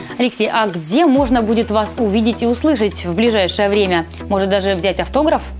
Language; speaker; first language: Russian; native; Russian